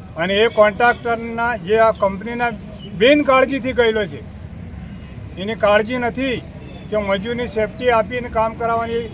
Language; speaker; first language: Gujarati; native; Gujarati